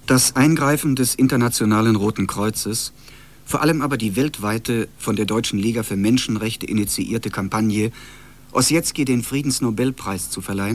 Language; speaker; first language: German; native; German